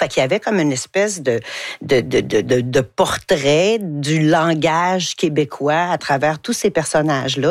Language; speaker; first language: French; native; French